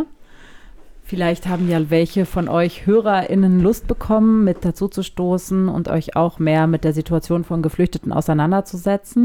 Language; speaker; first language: German; native; German